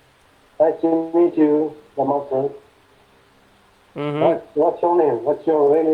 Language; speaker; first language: English; non-native, learner; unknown